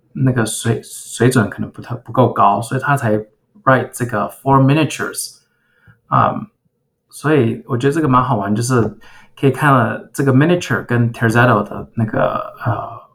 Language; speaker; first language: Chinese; early bilingual, heritage; Chinese